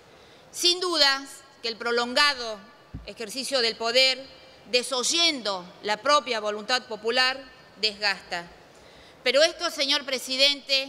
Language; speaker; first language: Spanish; native; Spanish